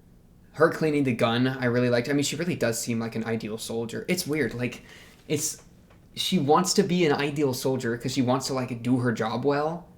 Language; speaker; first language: English; native; English